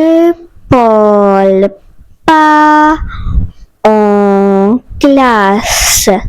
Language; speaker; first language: French; non-native, fluent; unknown